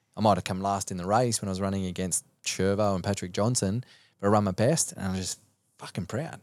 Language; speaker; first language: English; native; English